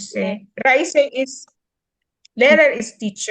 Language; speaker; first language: English; non-native, local second language; Filipino